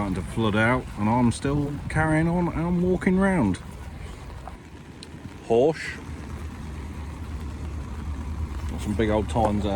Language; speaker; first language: English; native; English